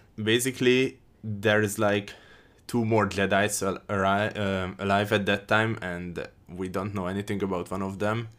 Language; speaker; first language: English; non-native, fluent; Hungarian